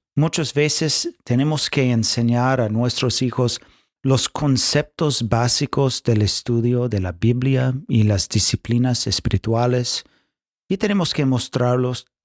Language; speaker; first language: Spanish; non-native, fluent; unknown